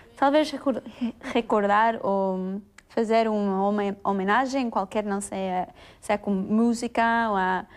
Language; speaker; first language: Portuguese; early bilingual, heritage; Portuguese